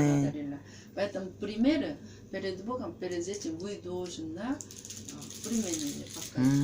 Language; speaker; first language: Russian; non-native, learner; Korean